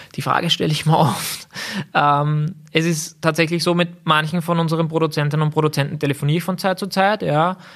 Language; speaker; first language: German; native; German